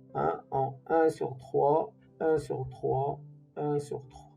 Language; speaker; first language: French; non-native, local second language; Arabic